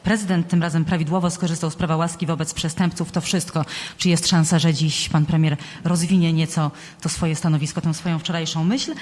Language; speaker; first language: Polish; native; Polish